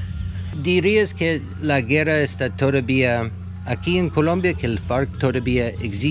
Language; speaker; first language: Spanish; non-native, learner; English